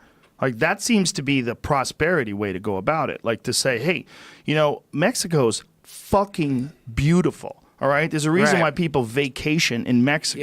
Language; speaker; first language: English; native; English